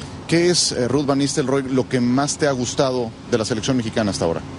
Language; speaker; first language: Spanish; native; Spanish